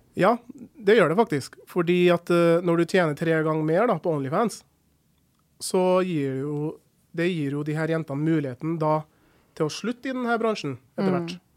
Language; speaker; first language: Norwegian; early bilingual, other home language; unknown